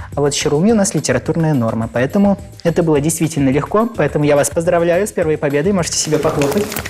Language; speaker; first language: Russian; non-native, local second language; Chuvash